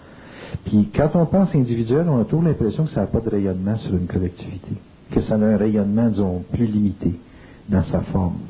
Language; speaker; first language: French; native; French